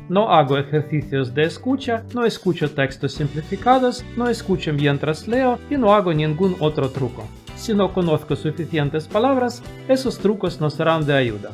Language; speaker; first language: Spanish; non-native, fluent; Russian